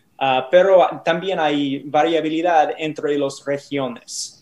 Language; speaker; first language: Spanish; non-native, learner; English